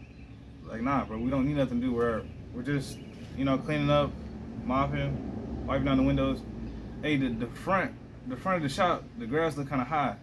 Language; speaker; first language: English; native; English